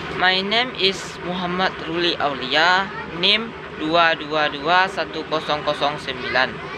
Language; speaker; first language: English; non-native, learner; Indonesian